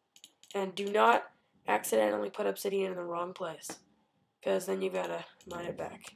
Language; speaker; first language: English; native; English